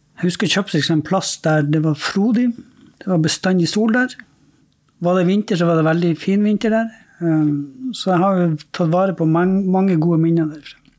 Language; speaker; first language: Norwegian; native; Norwegian